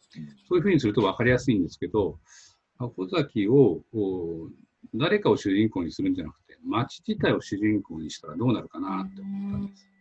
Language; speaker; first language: Japanese; native; Japanese